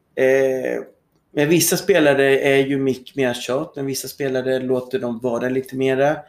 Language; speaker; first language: Swedish; non-native, fluent; Spanish